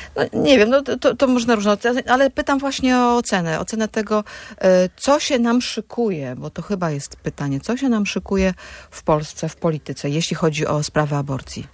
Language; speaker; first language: Polish; native; Polish